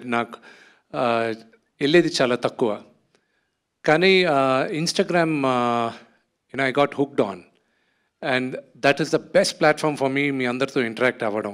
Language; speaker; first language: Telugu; native; Telugu